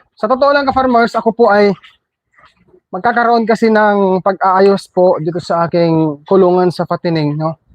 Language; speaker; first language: Filipino; non-native, local second language; Cebuano